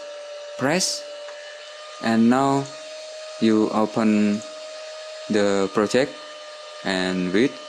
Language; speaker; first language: English; non-native, learner; Indonesian